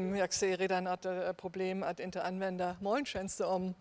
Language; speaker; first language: Swedish; non-native, fluent; German